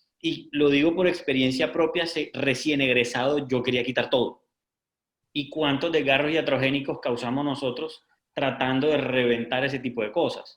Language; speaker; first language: Spanish; native; Spanish